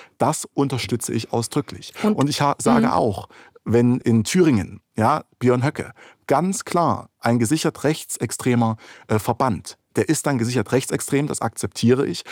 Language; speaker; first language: German; early bilingual, other home language; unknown